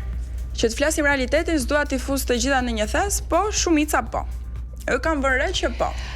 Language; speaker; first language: Albanian; native; Albanian